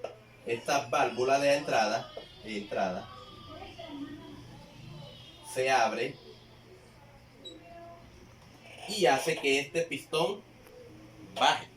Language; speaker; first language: Spanish; native; Spanish